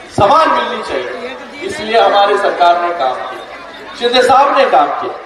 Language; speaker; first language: Hindi; non-native, local second language; Marathi